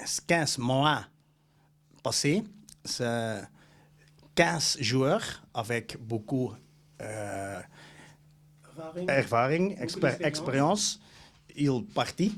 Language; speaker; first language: French; non-native, local second language; Dutch